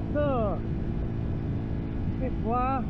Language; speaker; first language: Vietnamese; non-native, fluent; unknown